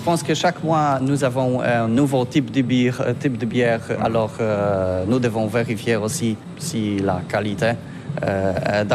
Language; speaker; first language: French; non-native, learner; Polish